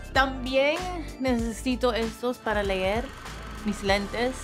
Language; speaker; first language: Spanish; early bilingual, other home language; English